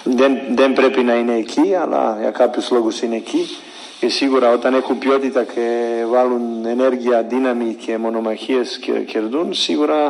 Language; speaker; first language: Greek; non-native, fluent; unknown